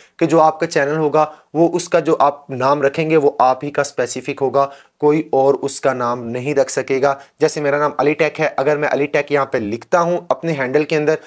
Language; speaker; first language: Urdu; non-native, local second language; Punjabi